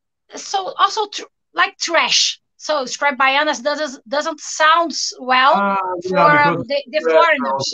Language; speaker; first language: English; non-native, learner; Portuguese